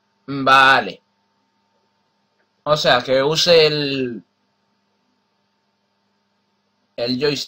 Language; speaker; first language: Spanish; native; Spanish